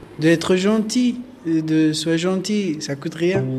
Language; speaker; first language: French; non-native, learner; Persian